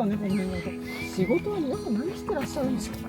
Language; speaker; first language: Japanese; native; Japanese